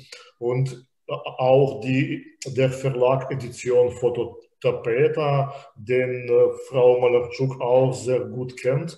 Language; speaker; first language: German; non-native, fluent; Belarusian